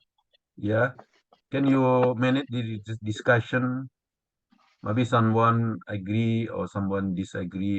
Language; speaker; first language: English; non-native, learner; Indonesian